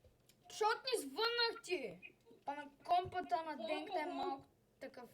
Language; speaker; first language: Bulgarian; native; Bulgarian